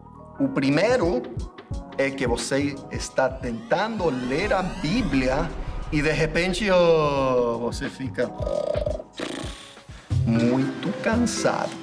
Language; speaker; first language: Portuguese; non-native, fluent; English